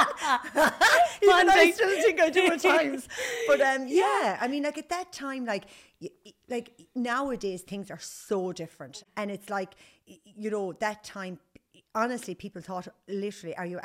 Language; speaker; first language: English; native; English